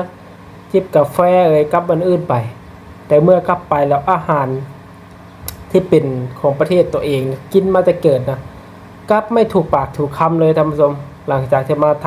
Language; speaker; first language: Thai; non-native, local second language; Lao